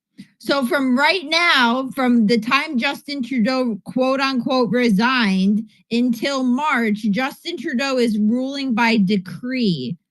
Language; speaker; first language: English; native; English